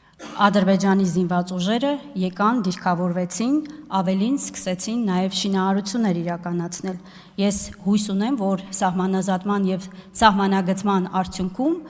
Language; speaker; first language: Armenian; native; Armenian